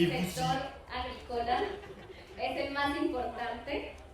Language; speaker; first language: Spanish; native; Spanish